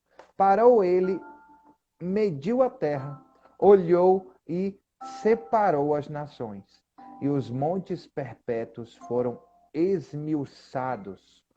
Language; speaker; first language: Portuguese; native; Portuguese